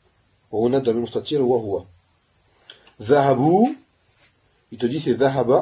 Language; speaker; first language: Arabic; non-native, fluent; French